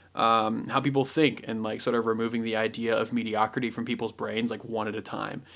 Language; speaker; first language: English; native; English